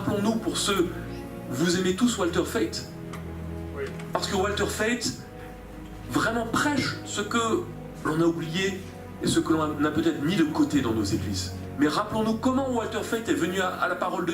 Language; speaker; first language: French; native; French